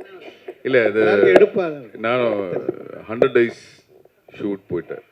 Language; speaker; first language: Tamil; non-native, learner; Malayalam